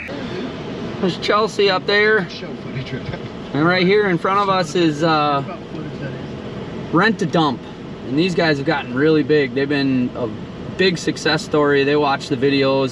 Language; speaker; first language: English; native; English